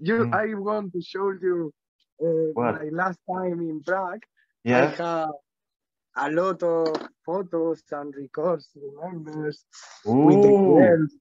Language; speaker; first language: English; non-native, learner; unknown